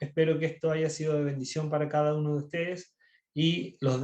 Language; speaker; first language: Spanish; native; Spanish